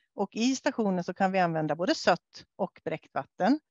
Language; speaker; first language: Swedish; native; Swedish